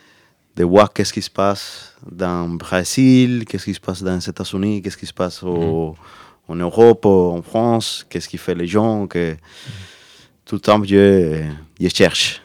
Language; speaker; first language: French; non-native, learner; Spanish